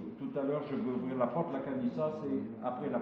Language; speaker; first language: French; non-native, local second language; Arabic